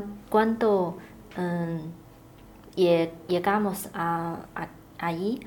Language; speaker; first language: Spanish; non-native, learner; Chinese